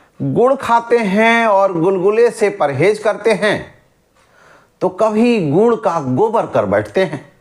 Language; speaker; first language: Hindi; native; Hindi